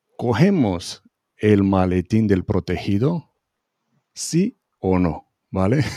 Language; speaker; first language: Spanish; non-native, fluent; Hebrew